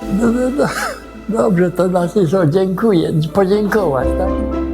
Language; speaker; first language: Polish; native; Polish